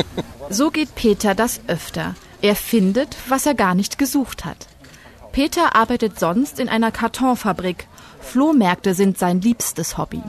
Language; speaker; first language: German; native; German